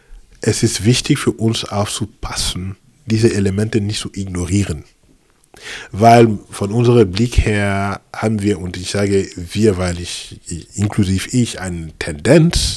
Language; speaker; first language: German; non-native, fluent; French